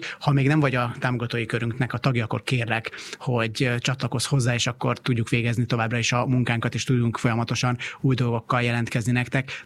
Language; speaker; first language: Hungarian; native; Hungarian